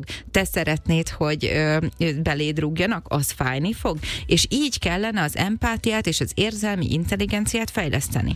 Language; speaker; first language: Hungarian; native; Hungarian